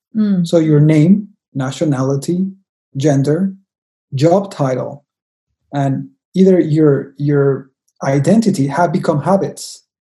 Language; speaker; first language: English; non-native, fluent; Spanish